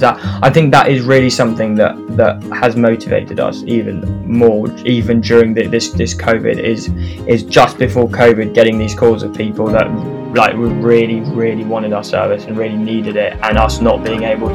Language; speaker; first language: English; non-native, fluent; French